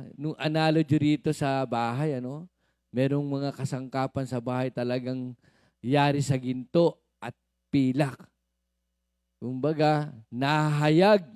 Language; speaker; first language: Filipino; native; Filipino